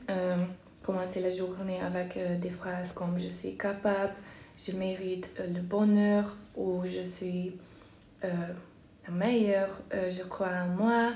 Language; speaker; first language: French; non-native, fluent; Hungarian